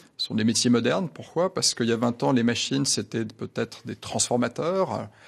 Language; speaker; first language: French; native; French